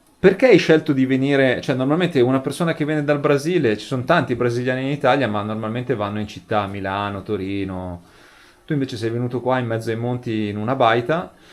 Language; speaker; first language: Italian; native; Italian